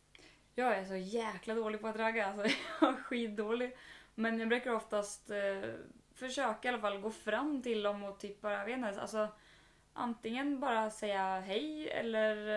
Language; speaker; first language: Swedish; native; Swedish